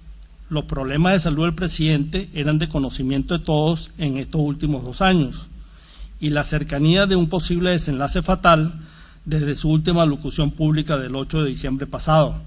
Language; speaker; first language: Spanish; native; Spanish